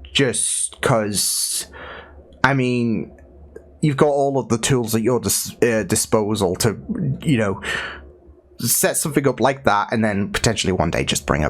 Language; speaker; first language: English; native; English